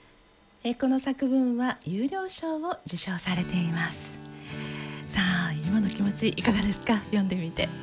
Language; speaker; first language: Japanese; native; Japanese